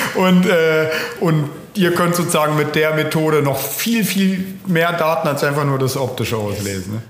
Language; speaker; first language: German; non-native, fluent; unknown